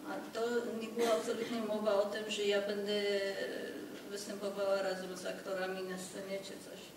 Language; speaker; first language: Polish; non-native, fluent; Persian